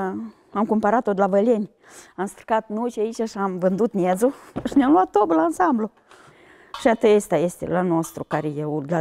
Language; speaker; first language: Romanian; native; Romanian